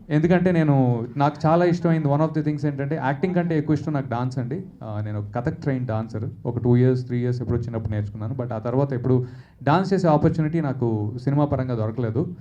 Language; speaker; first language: Telugu; native; Telugu